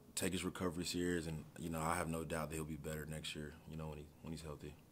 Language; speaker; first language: English; native; English